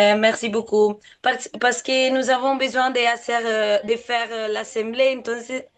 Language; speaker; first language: French; non-native, learner; Spanish